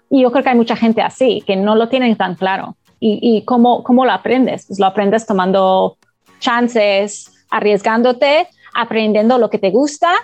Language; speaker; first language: Spanish; non-native, fluent; English